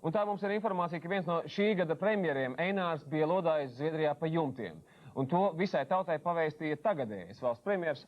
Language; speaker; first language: Latvian; native; Latvian